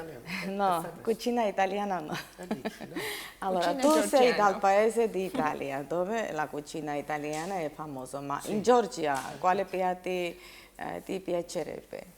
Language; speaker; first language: Italian; non-native, learner; Georgian